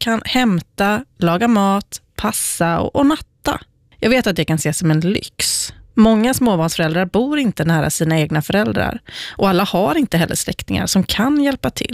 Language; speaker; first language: Swedish; native; Swedish